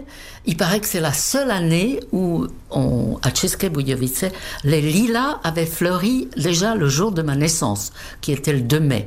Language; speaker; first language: French; non-native, fluent; Czech